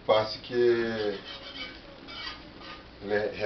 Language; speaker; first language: French; non-native, learner; Portuguese